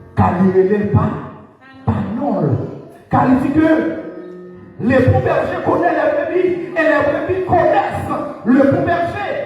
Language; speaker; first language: French; non-native, local second language; Haitian Creole